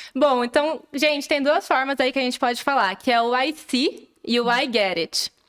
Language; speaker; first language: Portuguese; native; Portuguese